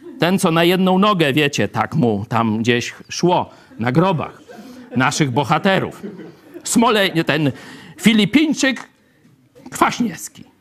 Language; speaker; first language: Polish; native; Polish